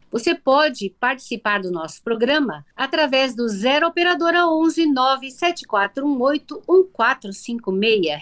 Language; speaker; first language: Portuguese; native; Portuguese